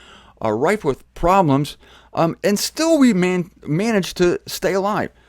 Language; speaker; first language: English; native; English